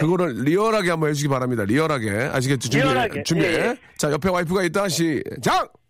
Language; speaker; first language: Korean; native; Korean